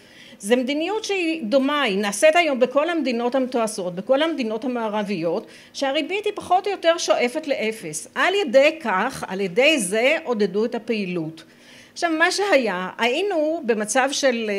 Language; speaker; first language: Hebrew; native; Hebrew